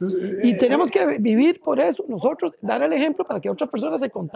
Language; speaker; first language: Spanish; native; Spanish